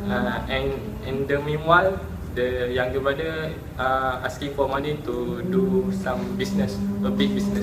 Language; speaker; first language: English; non-native, local second language; Malay